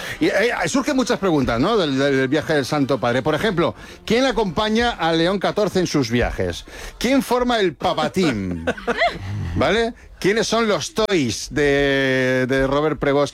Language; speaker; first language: Spanish; native; Spanish